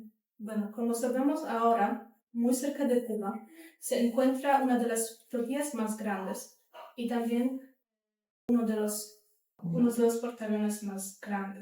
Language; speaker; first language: Spanish; non-native, fluent; Polish